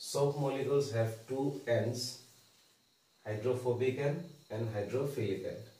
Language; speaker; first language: English; non-native, local second language; Assamese